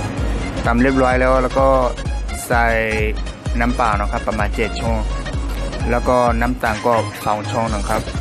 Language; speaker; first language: Thai; non-native, fluent; Burmese